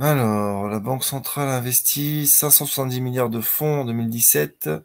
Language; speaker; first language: French; native; French